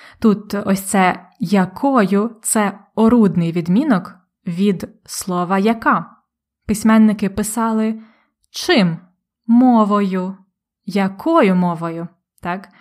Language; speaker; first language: Ukrainian; native; Ukrainian